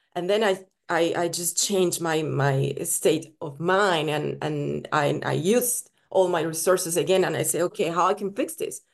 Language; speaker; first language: English; non-native, fluent; Spanish